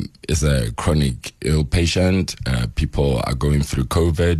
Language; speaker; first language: English; non-native, local second language; Northern Sotho